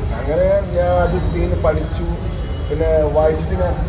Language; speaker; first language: Malayalam; non-native, local second language; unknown